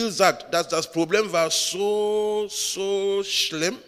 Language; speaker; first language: German; non-native, learner; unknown